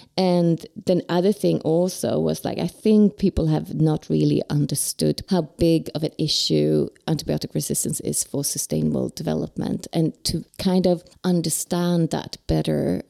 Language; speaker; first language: English; non-native, fluent; Swedish